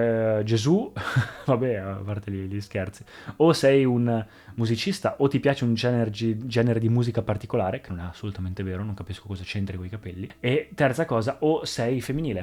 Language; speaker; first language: Italian; native; Italian